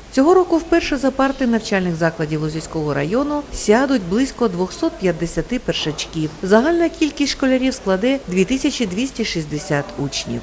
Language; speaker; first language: Ukrainian; native; Ukrainian